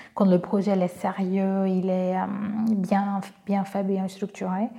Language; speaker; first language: French; non-native, fluent; Portuguese